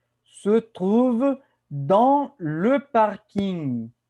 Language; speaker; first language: French; non-native, fluent; Spanish